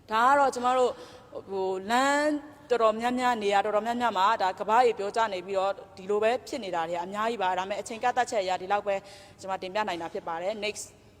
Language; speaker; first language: Burmese; native; Burmese